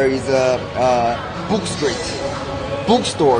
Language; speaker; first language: English; non-native, learner; Korean